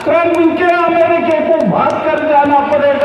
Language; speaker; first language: Hindi; non-native, local second language; Marathi